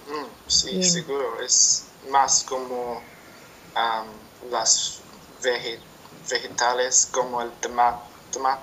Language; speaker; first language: Spanish; non-native, learner; English